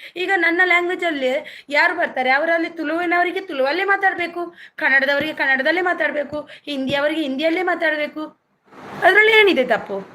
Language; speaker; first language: Kannada; non-native, local second language; Tulu